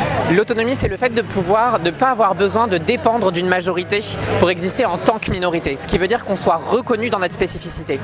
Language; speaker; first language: French; native; French